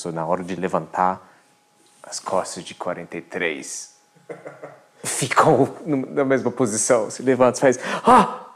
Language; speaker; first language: Portuguese; non-native, fluent; French